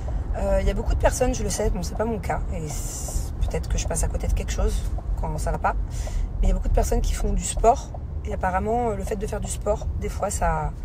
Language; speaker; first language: French; native; French